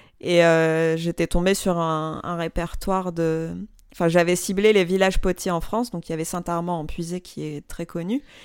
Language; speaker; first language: French; non-native, local second language; Arabic